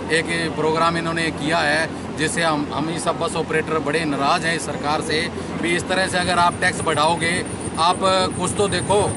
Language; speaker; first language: Hindi; native; Hindi